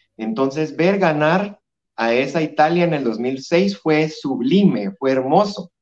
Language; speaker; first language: Spanish; native; Spanish